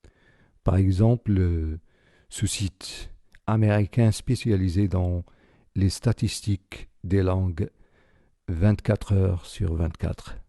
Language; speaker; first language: French; non-native, local second language; Arabic